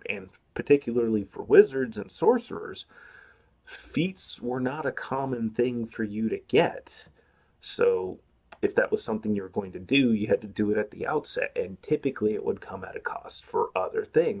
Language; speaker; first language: English; native; English